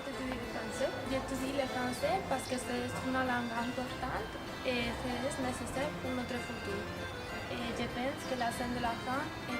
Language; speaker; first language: French; non-native, learner; Spanish